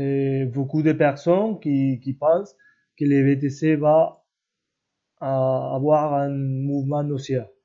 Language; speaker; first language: French; non-native, learner; Spanish